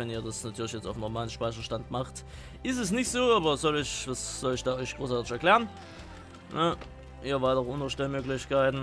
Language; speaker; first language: German; native; German